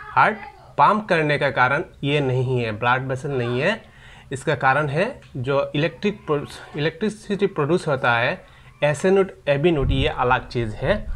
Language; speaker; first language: Hindi; non-native, local second language; Bangla